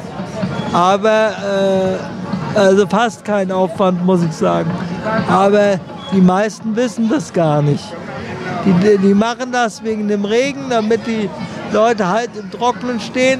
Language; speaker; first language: German; native; German